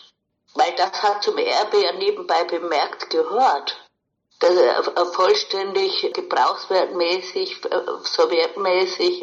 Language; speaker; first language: German; native; German